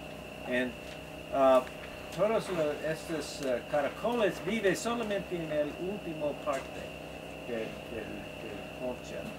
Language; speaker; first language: Spanish; non-native, learner; English